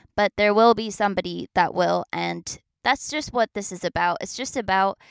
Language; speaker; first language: English; native; English